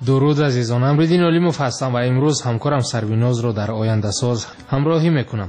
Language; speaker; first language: Tajik; native; Tajik